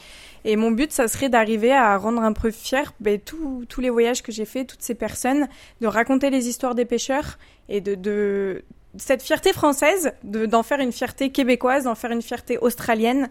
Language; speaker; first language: French; native; French